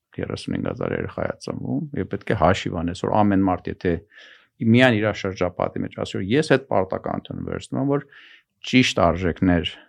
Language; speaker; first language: Armenian; early bilingual, heritage; Armenian